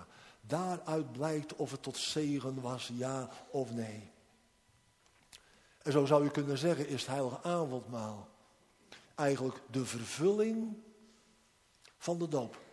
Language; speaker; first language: Dutch; native; Dutch